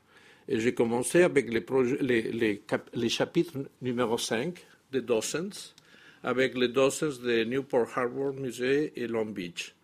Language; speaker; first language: French; non-native, fluent; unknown